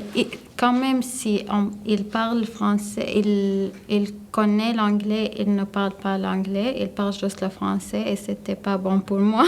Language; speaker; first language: French; non-native, learner; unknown